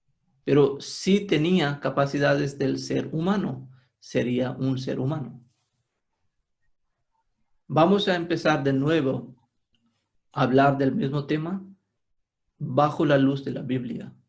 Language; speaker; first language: Spanish; non-native, fluent; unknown